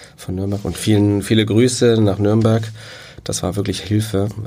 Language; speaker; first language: German; native; German